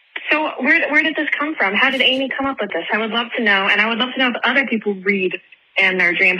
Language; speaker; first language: English; native; English